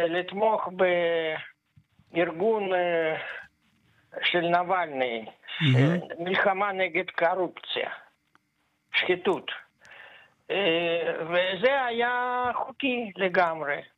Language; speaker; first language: Hebrew; non-native, fluent; Russian